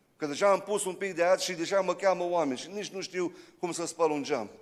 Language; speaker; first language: Romanian; early bilingual, heritage; Romanian